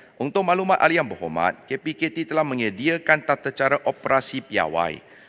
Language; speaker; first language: Malay; non-native, local second language; Chinese